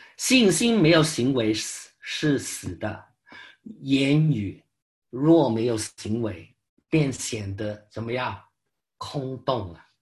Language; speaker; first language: Chinese; non-native, local second language; Cantonese